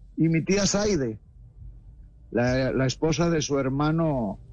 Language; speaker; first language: Spanish; native; Spanish